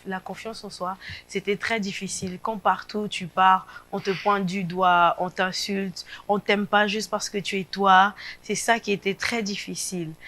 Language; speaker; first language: French; non-native, local second language; Lingala